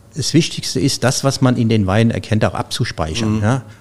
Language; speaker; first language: German; native; German